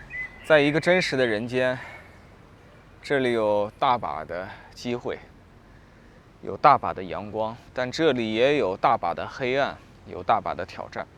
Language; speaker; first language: Chinese; native; Chinese